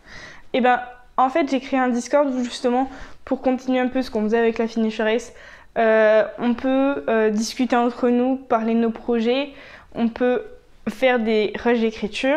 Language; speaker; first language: French; native; French